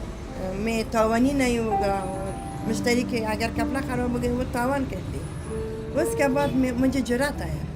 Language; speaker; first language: Hindi; non-native, learner; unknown